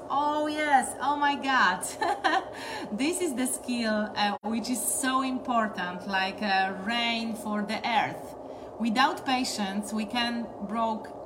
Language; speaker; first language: English; non-native, learner; Polish